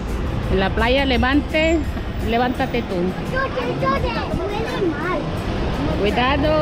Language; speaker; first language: Spanish; non-native, learner; Filipino